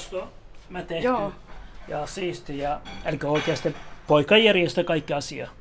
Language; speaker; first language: Finnish; non-native, learner; Turkish